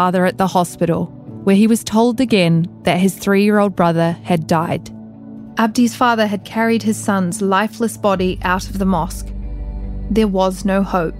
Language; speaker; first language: English; native; English